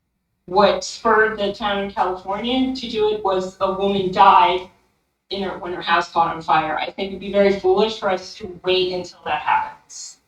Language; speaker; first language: English; native; English